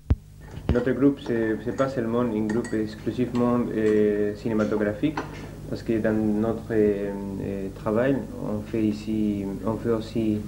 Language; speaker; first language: French; non-native, learner; Spanish